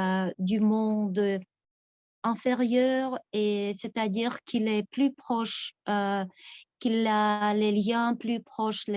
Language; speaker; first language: French; non-native, fluent; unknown